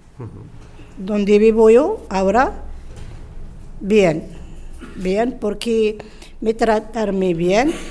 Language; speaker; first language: Spanish; non-native, learner; Arabic